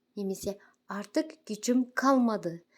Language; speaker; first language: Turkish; non-native, fluent; Kazakh